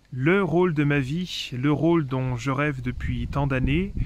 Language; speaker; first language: French; native; French